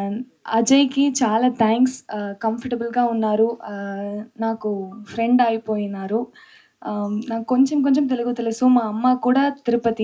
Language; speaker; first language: Telugu; non-native, learner; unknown